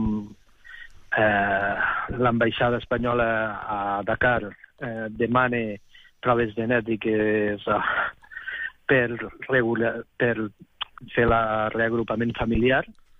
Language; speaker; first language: Catalan; native; Catalan